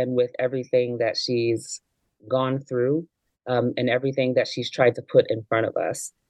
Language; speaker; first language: English; native; English